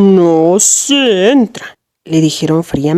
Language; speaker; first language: Spanish; native; Spanish